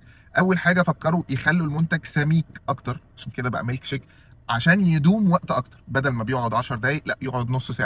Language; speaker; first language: Arabic; native; Arabic